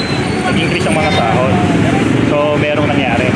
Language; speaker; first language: Filipino; native; Filipino